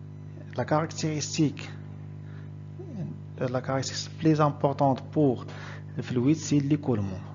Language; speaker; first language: French; non-native, local second language; Arabic